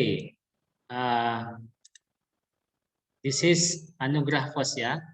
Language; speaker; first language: English; non-native, learner; Indonesian